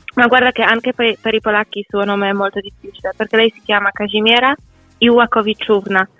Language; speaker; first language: Italian; non-native, fluent; Polish